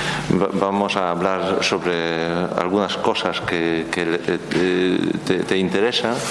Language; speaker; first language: Spanish; non-native, learner; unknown